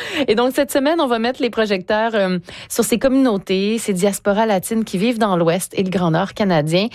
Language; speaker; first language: French; native; French